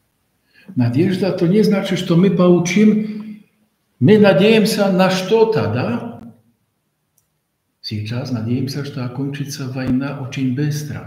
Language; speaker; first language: Russian; non-native, fluent; Polish